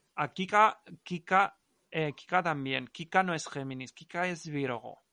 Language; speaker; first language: Spanish; non-native, local second language; Catalan